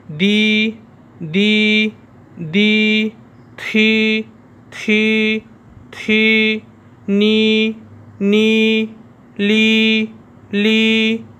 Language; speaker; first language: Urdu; non-native, local second language; Pashto